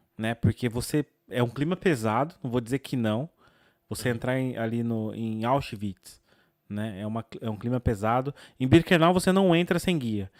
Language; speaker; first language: Portuguese; native; Portuguese